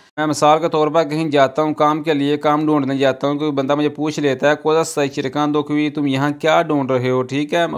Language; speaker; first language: Urdu; non-native, local second language; Punjabi